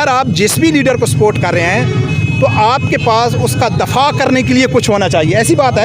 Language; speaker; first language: Urdu; native; Urdu